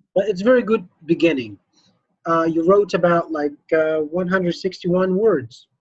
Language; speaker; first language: English; non-native, fluent; Arabic